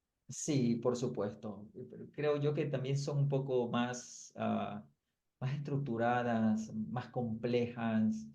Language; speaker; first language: Spanish; native; Spanish